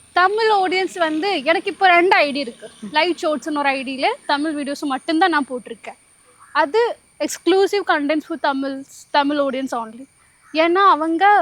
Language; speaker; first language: Tamil; non-native, learner; Malayalam